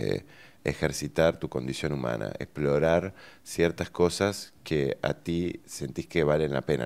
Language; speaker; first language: Spanish; native; Spanish